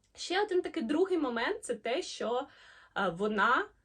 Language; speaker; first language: Ukrainian; non-native, local second language; Russian